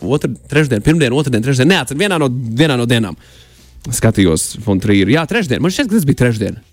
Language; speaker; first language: Latvian; native; Latvian